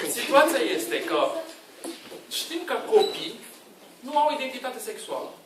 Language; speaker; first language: Romanian; non-native, learner; Portuguese